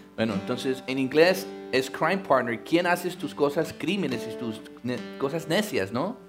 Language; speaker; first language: Spanish; early bilingual, heritage; Spanish